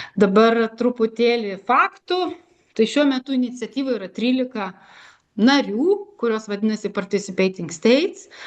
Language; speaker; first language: Lithuanian; native; Lithuanian